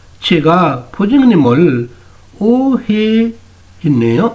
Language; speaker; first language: Korean; non-native, fluent; Urdu